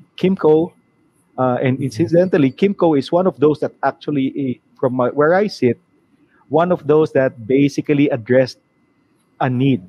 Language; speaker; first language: English; non-native, local second language; Filipino